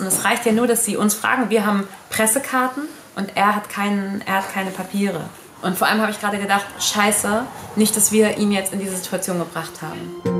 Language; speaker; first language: German; native; German